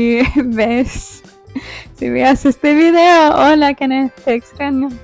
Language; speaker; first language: Spanish; non-native, fluent; English